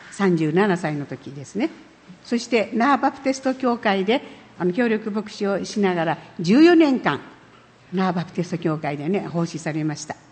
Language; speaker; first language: Japanese; native; Japanese